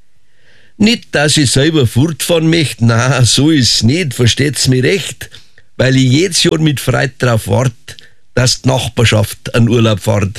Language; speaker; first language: German; native; German